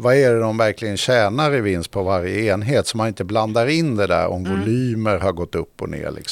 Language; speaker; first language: Swedish; native; Swedish